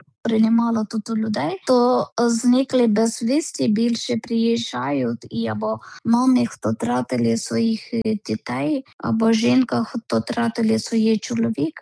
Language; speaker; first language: Ukrainian; non-native, learner; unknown